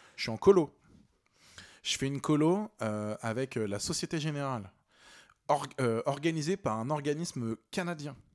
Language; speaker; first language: French; native; French